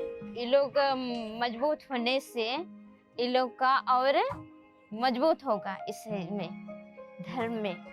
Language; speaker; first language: Hindi; non-native, local second language; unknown